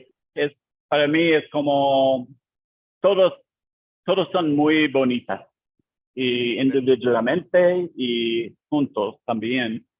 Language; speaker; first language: Spanish; non-native, learner; English